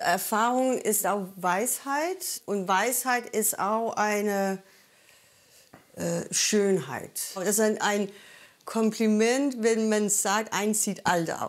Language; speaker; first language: German; non-native, fluent; Danish